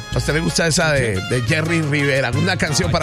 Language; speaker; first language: Spanish; native; Spanish